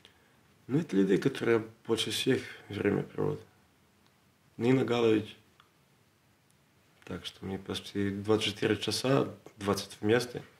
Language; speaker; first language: Russian; non-native, learner; Serbian